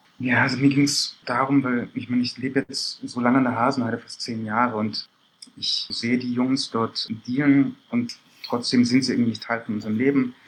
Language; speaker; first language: German; early bilingual, other home language; Persian